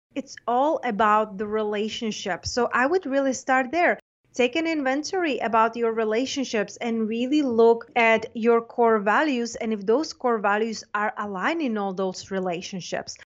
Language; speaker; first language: English; non-native, fluent; Czech